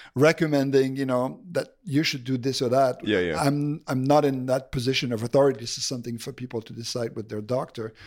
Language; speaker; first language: English; non-native, fluent; French